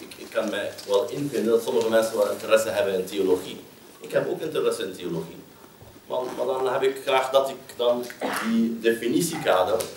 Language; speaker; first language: Dutch; non-native, fluent; Arabic